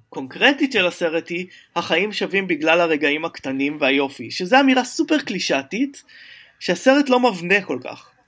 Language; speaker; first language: Hebrew; native; Hebrew